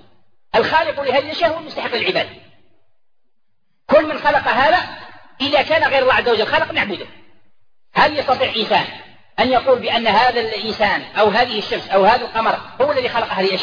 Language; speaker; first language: Arabic; native; Arabic